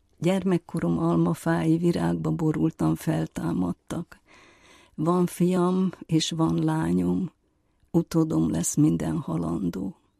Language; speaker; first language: Hungarian; native; Hungarian